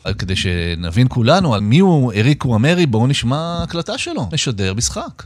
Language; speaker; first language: Hebrew; native; Hebrew